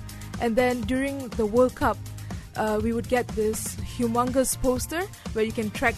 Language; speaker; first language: English; non-native, local second language; Tamil